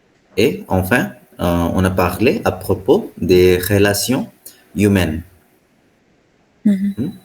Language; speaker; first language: French; non-native, fluent; Hindi